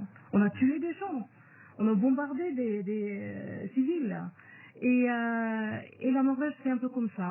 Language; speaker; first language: French; non-native, fluent; Norwegian